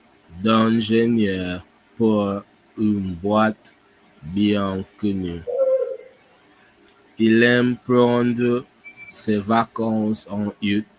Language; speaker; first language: French; non-native, learner; English